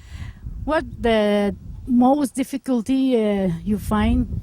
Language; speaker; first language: English; non-native, local second language; French